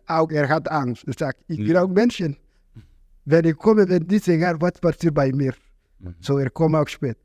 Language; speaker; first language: German; non-native, learner; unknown